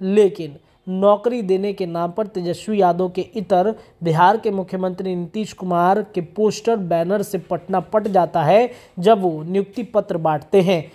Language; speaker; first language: Hindi; native; Hindi